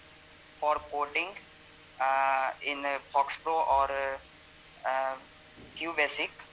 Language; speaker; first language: English; non-native, learner; Hindi